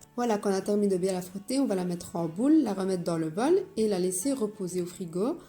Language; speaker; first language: French; non-native, local second language; Arabic